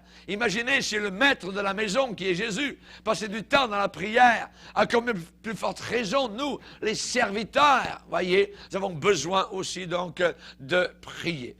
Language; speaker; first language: French; native; French